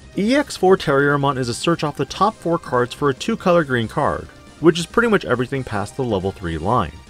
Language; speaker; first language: English; native; English